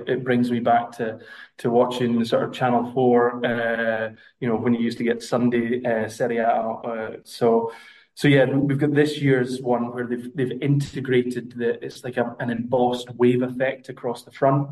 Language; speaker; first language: English; native; English